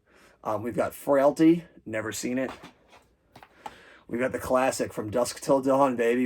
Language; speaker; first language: English; native; English